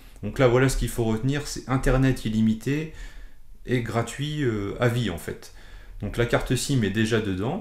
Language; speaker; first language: French; native; French